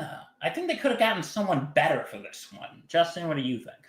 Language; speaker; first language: English; native; English